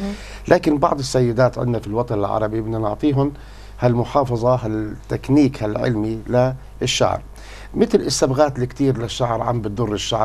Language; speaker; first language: Arabic; native; Arabic